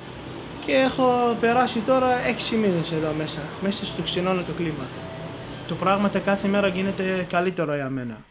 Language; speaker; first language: Greek; non-native, learner; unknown